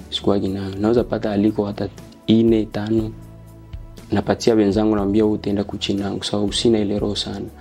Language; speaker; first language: Swahili; native; Swahili